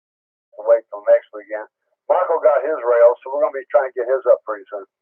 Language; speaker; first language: English; native; English